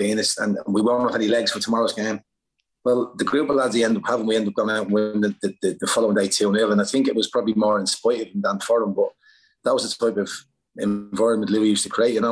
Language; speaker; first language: English; native; English